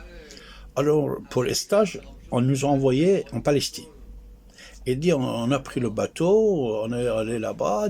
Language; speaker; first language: French; non-native, fluent; Persian